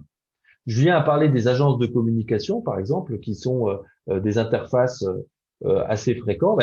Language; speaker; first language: French; native; French